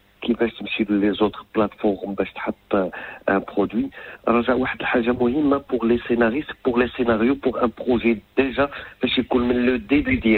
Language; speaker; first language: French; non-native, local second language; Arabic